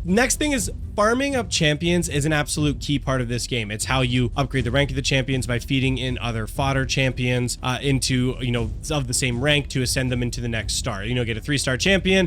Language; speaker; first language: English; native; English